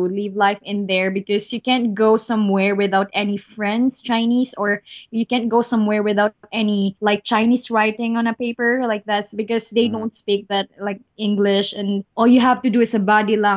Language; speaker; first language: English; non-native, local second language; Cebuano